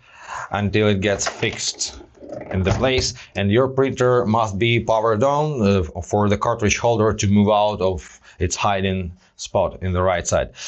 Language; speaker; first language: English; non-native, fluent; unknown